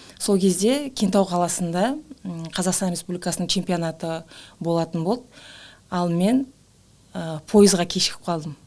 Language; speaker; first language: Kazakh; native; Kazakh